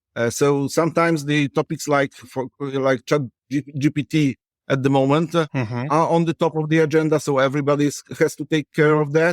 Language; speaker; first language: English; non-native, fluent; Polish